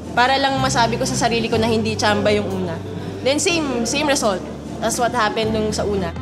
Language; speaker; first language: Filipino; native; Filipino